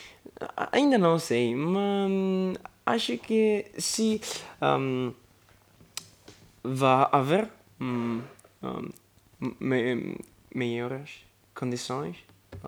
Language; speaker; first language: Portuguese; non-native, learner; Italian